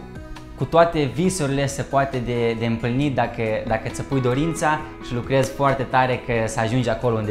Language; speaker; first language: Romanian; early bilingual, heritage; Romanian